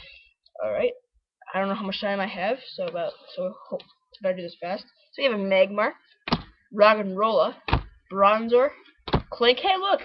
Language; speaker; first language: English; native; English